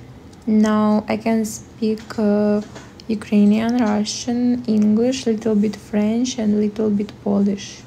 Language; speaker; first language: English; non-native, learner; Ukrainian